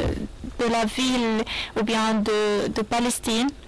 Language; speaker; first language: French; non-native, learner; Arabic